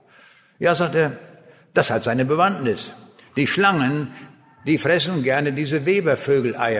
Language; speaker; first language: German; native; German